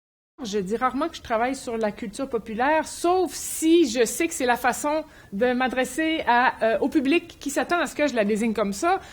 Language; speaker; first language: French; native; French